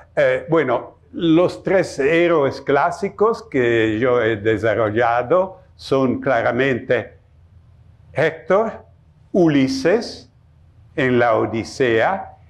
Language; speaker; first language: Spanish; non-native, fluent; Italian